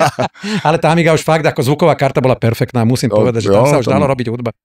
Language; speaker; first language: Slovak; native; Slovak